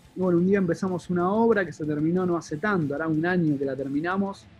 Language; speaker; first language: Spanish; native; Spanish